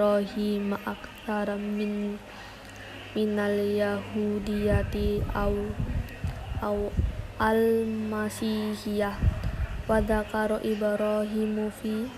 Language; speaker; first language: Arabic; non-native, learner; Indonesian